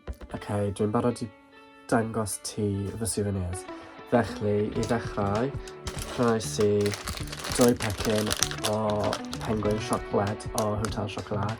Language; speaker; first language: Welsh; non-native, learner; English